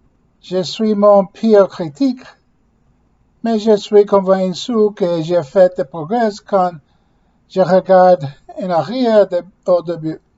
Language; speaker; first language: French; non-native, learner; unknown